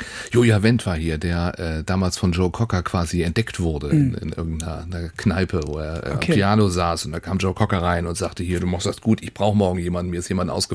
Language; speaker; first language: German; native; German